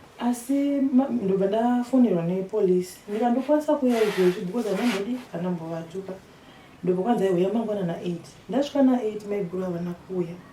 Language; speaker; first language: Shona; early bilingual, other home language; Nyanja